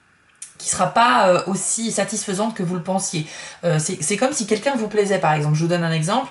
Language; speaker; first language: French; native; French